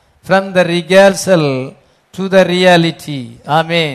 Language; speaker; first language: English; non-native, local second language; Tamil